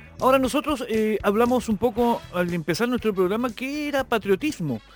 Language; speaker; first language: Spanish; native; Spanish